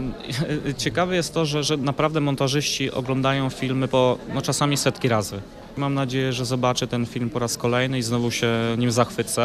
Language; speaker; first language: Polish; native; Polish